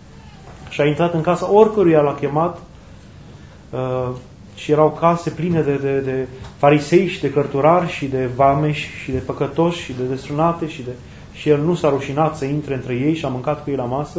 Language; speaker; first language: Romanian; native; Romanian